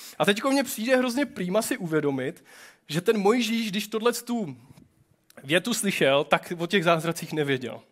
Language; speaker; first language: Czech; native; Czech